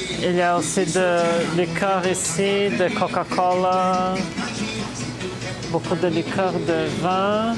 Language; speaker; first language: French; non-native, fluent; Portuguese